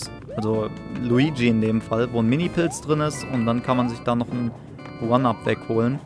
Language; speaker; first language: German; native; German